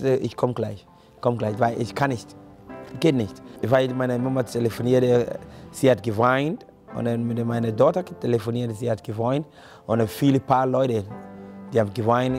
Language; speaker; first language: German; non-native, fluent; Akan